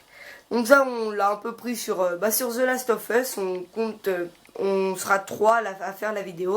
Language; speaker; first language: French; native; French